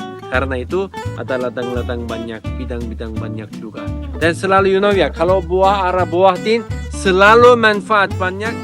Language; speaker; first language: Indonesian; non-native, learner; Turkish